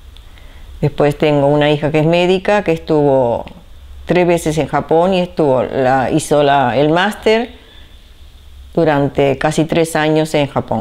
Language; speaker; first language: Spanish; early bilingual, other home language; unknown